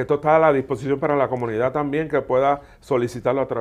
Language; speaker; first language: Spanish; native; Spanish